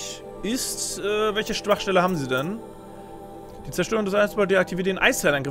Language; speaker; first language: German; native; German